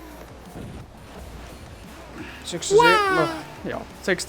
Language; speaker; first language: German; native; German